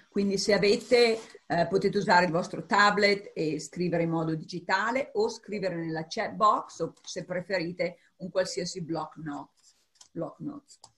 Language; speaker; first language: Italian; early bilingual, heritage; English